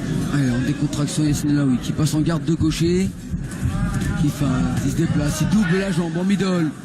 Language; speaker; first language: French; native; French